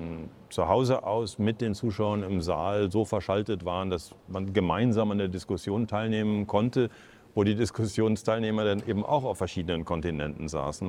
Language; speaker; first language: German; native; German